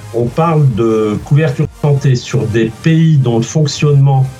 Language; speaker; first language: French; native; French